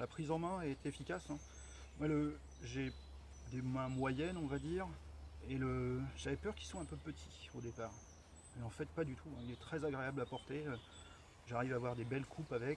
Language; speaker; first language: French; native; French